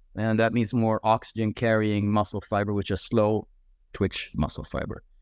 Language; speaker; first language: English; non-native, fluent; Swedish